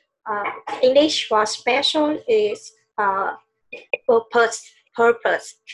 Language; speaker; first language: English; non-native, learner; Vietnamese